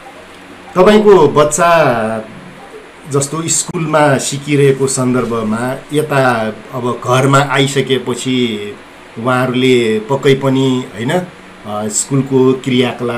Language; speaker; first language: Nepali; non-native, local second language; Newari